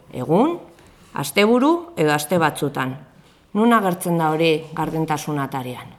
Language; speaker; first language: Basque; native; Basque